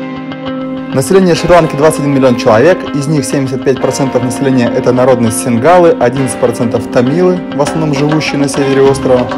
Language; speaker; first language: Russian; native; Russian